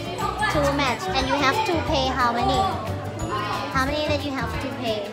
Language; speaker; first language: English; non-native, learner; Thai